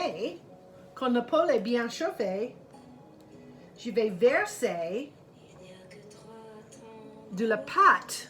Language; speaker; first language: French; non-native, fluent; English